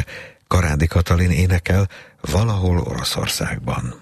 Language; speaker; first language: Hungarian; native; Hungarian